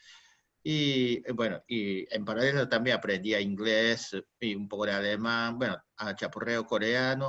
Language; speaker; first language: Spanish; non-native, fluent; Japanese